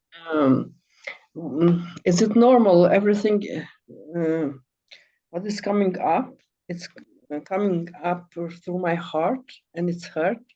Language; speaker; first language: English; non-native, learner; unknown